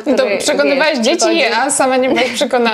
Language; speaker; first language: Polish; native; Polish